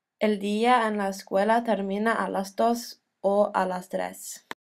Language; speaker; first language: Spanish; non-native, learner; Norwegian